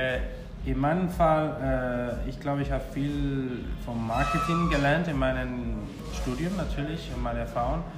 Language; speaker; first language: German; non-native, fluent; Spanish